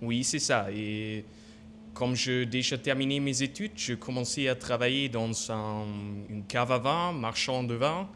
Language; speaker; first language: French; non-native, fluent; German